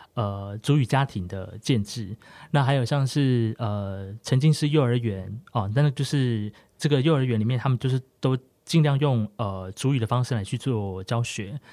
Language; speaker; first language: Chinese; non-native, local second language; Amis